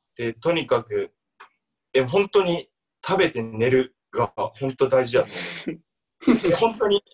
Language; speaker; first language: Japanese; native; Japanese